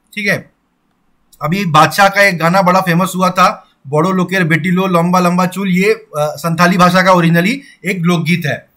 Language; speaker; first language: Hindi; non-native, local second language; Maithili